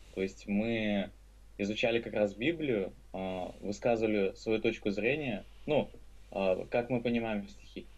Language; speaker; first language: Russian; native; Russian